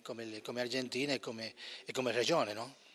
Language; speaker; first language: Italian; non-native, fluent; Spanish